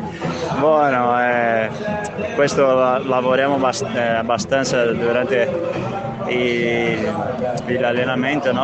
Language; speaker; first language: Italian; non-native, fluent; Spanish